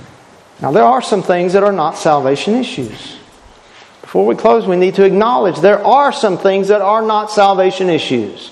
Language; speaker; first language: English; native; English